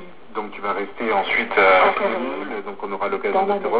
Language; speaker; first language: French; native; French